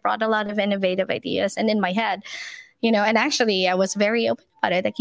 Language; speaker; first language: English; non-native, local second language; Filipino